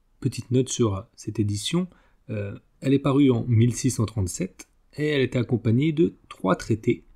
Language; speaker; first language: French; native; French